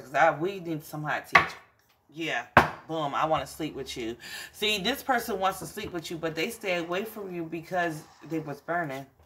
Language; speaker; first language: English; native; English